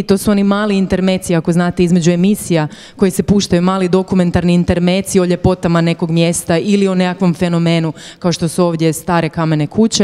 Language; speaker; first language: Croatian; native; Croatian